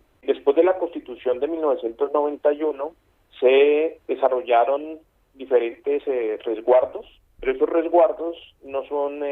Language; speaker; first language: Spanish; native; Spanish